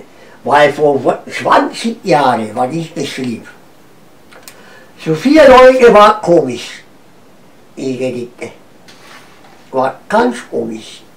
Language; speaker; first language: German; non-native, learner; Romanian